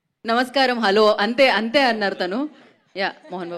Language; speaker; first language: Telugu; native; Telugu